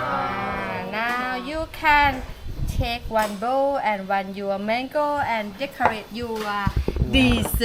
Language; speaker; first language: English; non-native, learner; Thai